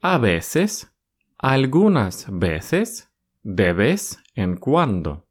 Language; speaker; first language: Spanish; non-native, fluent; Russian